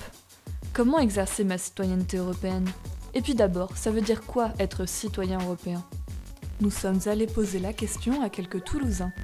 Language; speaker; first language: French; native; French